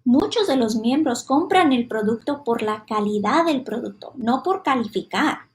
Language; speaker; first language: Spanish; non-native, fluent; Hungarian